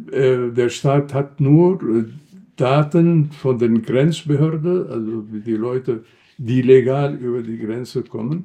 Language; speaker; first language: German; non-native, fluent; Arabic